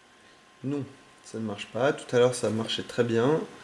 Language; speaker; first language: French; native; French